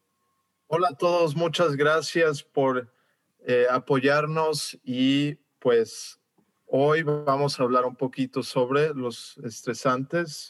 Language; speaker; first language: Spanish; early bilingual, heritage; Spanish